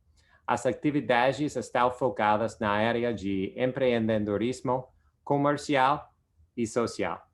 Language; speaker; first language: Portuguese; non-native, fluent; English